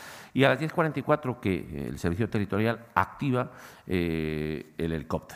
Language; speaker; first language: Spanish; native; Spanish